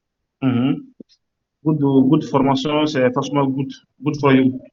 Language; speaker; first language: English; non-native, learner; French